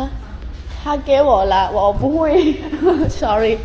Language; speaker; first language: Chinese; non-native, learner; Lao